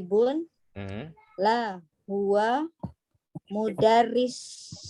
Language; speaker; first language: Arabic; non-native, learner; Indonesian